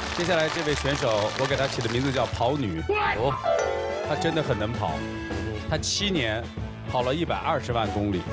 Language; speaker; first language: Chinese; native; Chinese